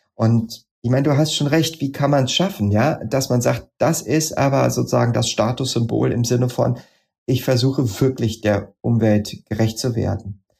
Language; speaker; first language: German; native; German